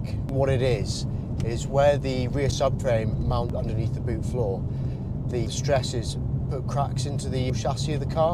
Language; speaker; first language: English; native; English